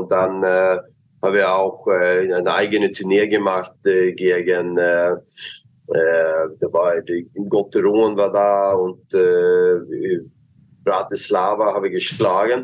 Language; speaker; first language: German; non-native, fluent; Swedish